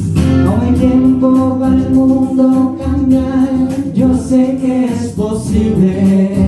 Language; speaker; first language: Spanish; native; Spanish